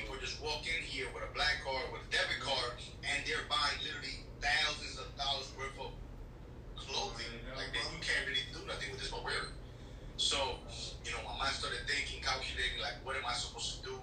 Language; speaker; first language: English; native; English